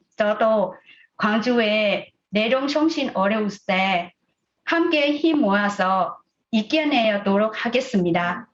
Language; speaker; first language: Korean; non-native, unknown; Thai